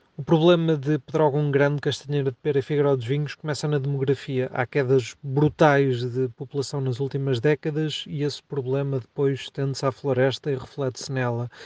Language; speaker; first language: Portuguese; native; Portuguese